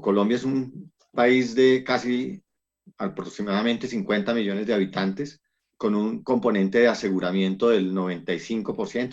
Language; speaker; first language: Spanish; native; Spanish